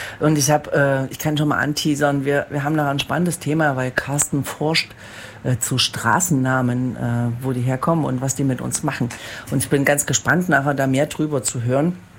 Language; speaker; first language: German; native; German